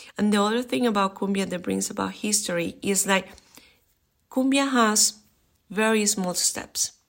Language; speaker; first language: English; non-native, fluent; Spanish